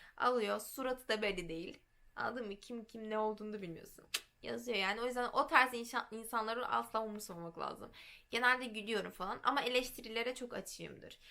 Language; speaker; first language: Turkish; early bilingual, heritage; Turkish